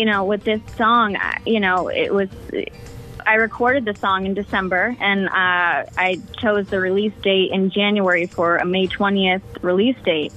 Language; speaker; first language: English; native; English